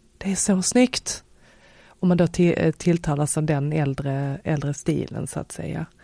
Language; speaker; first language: Swedish; native; Swedish